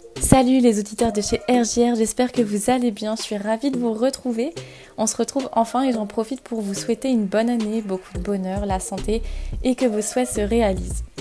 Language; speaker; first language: French; native; French